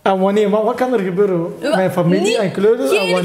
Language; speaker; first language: Dutch; early bilingual, other home language; Turkish